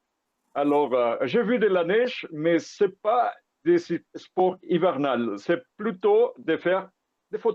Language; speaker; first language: French; non-native, fluent; Spanish